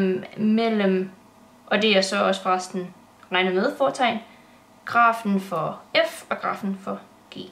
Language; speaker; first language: Danish; native; Danish